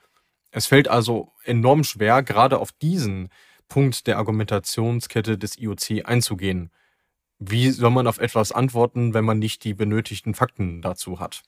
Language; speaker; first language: German; native; German